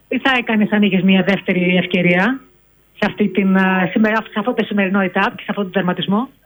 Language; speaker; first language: Greek; native; Greek